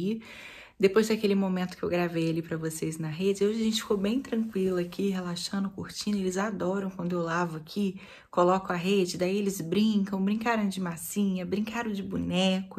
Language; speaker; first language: Portuguese; native; Portuguese